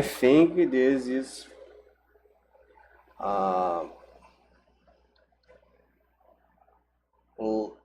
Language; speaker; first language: English; non-native, learner; Portuguese